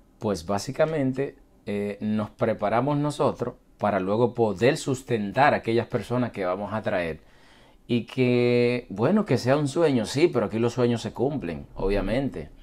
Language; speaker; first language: Spanish; native; Spanish